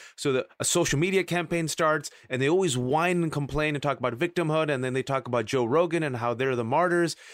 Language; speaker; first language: English; native; English